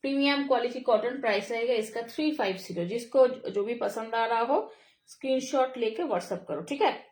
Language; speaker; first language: Hindi; non-native, local second language; Bangla